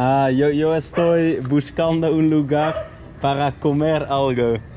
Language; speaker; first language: Spanish; non-native, learner; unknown